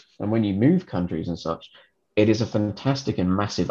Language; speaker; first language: English; native; English